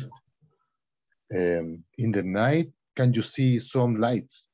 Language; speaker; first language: English; non-native, learner; Spanish